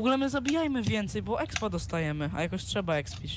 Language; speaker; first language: Polish; native; Polish